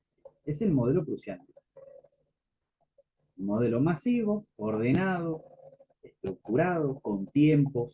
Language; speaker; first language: Spanish; native; Spanish